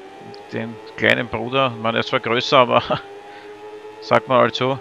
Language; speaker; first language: German; native; German